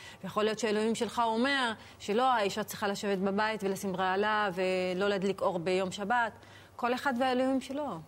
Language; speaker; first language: Hebrew; non-native, local second language; Arabic